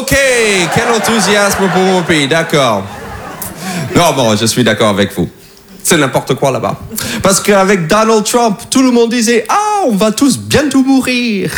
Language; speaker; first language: French; non-native, fluent; English